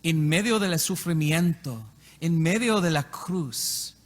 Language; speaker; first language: Spanish; non-native, learner; English